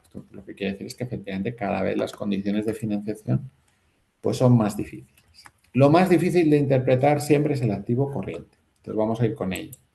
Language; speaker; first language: Spanish; native; Spanish